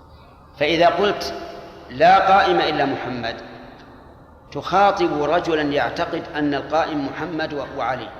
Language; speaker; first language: Arabic; native; Arabic